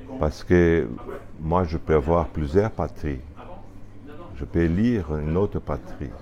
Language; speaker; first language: French; non-native, fluent; Portuguese